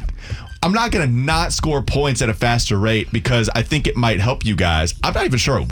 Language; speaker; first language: English; native; English